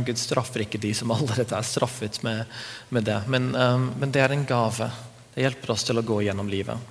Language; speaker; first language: Norwegian; non-native, fluent; English